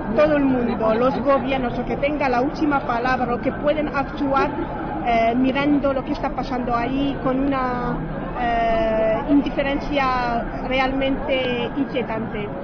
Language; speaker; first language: Spanish; non-native, fluent; Arabic